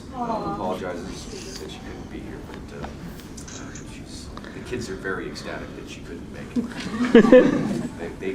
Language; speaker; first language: English; native; English